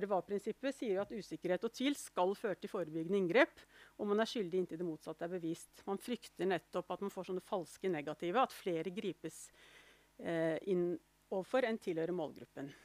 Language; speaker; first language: Norwegian; native; Norwegian